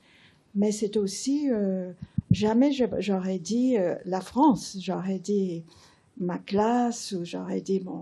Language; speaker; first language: French; early bilingual, heritage; English